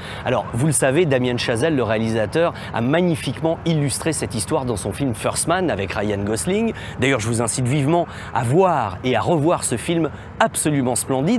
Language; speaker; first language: French; native; French